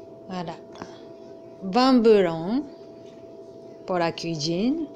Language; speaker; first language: French; non-native, learner; Japanese